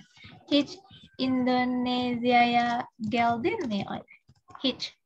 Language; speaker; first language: Turkish; non-native, learner; Indonesian